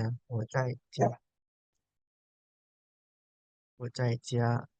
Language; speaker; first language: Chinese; non-native, fluent; Indonesian